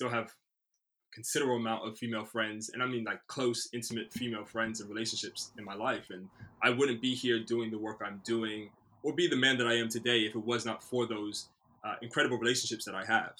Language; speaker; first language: English; native; English